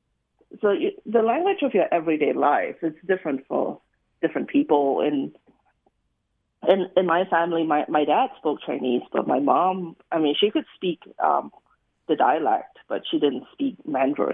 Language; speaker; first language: English; native; English